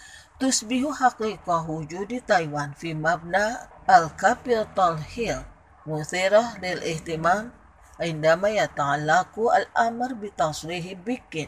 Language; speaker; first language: Arabic; non-native, fluent; Indonesian